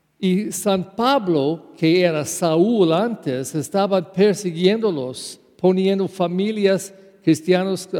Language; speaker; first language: Spanish; non-native, fluent; English